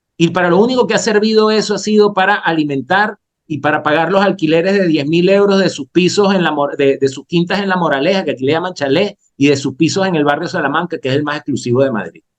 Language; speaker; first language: Spanish; native; Spanish